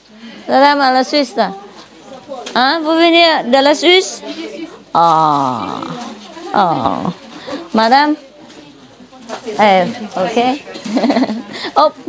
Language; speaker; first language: French; non-native, learner; Vietnamese